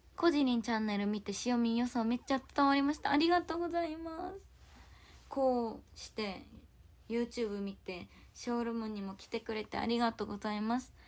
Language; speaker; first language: Japanese; non-native, fluent; Korean